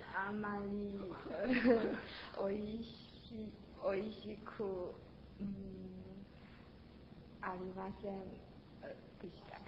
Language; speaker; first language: Japanese; non-native, learner; Chinese